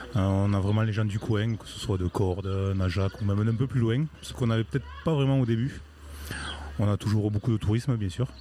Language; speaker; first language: French; native; French